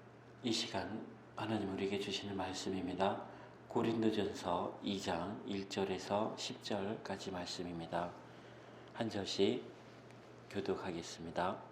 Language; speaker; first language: Korean; native; Korean